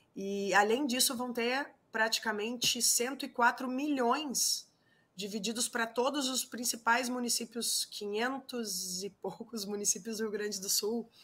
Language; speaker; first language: Portuguese; non-native, fluent; Spanish